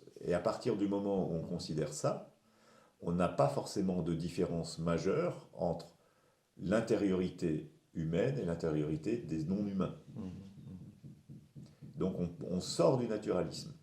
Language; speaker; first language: French; native; French